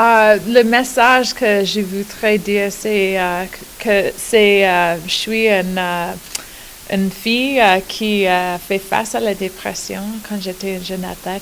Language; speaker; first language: French; non-native, learner; English